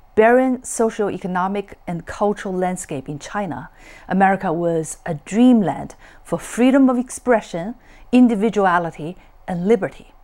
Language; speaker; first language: English; non-native, fluent; Chinese